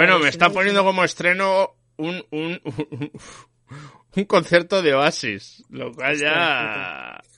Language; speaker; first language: Spanish; native; Spanish